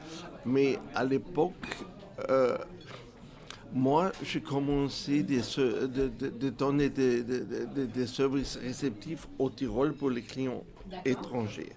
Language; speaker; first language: French; non-native, fluent; German